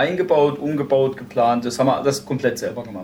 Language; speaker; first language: German; native; German